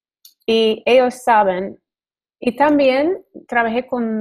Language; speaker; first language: Spanish; non-native, learner; English